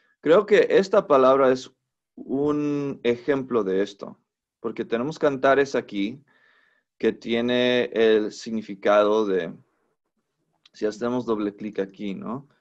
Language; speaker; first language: Spanish; non-native, fluent; English